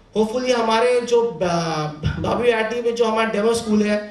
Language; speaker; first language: Hindi; non-native, local second language; Bangla